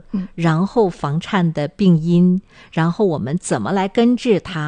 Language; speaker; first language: Chinese; native; Chinese